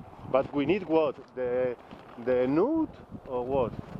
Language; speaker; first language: English; non-native, learner; Spanish